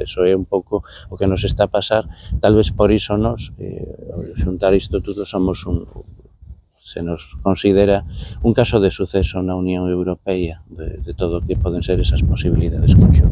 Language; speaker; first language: Galician; native; Galician